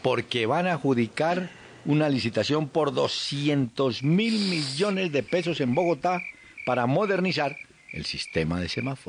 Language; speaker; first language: Spanish; native; Spanish